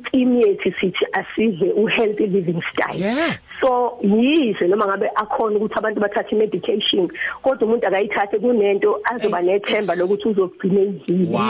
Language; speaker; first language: Zulu; native; Zulu